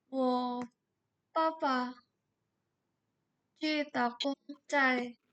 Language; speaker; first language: Chinese; non-native, learner; Indonesian